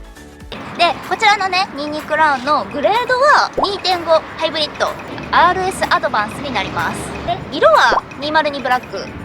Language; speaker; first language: Japanese; native; Japanese